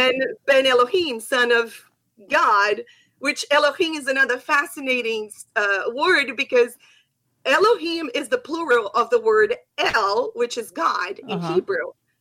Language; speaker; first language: English; non-native, fluent; Portuguese